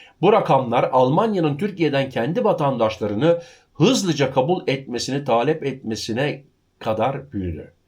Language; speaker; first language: Turkish; early bilingual, heritage; Turkish